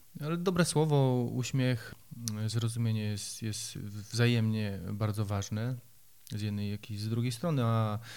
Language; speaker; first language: Polish; native; Polish